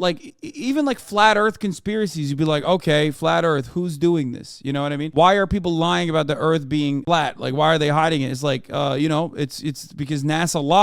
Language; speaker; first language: English; native; English